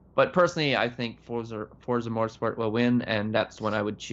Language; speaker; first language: English; native; English